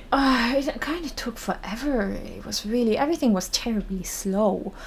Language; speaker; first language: English; non-native, fluent; German